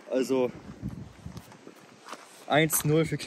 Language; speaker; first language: German; native; German